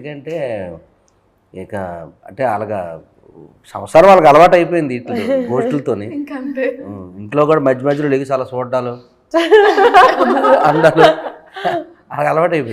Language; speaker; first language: Telugu; native; Telugu